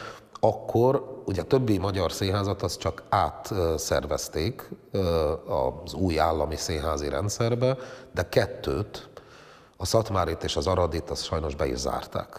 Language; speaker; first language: Hungarian; native; Hungarian